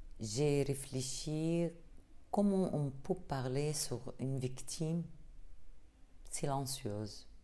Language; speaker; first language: French; non-native, learner; Arabic